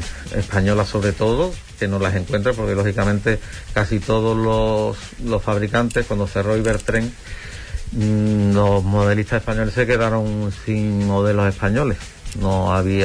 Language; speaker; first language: Spanish; native; Spanish